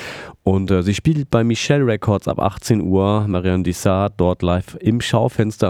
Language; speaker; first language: German; native; German